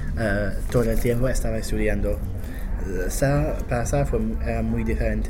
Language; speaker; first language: Spanish; non-native, learner; English